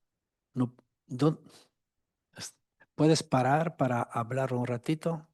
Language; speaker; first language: Spanish; non-native, fluent; Italian